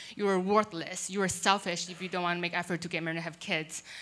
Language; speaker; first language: English; non-native, fluent; Chinese